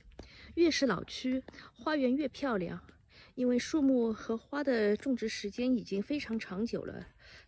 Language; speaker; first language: Chinese; native; Chinese